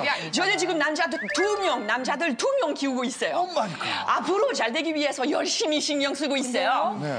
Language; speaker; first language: Korean; non-native, fluent; French